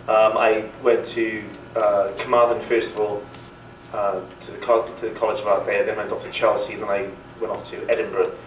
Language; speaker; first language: English; native; English